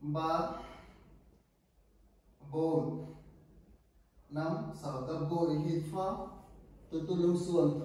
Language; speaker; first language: Vietnamese; non-native, learner; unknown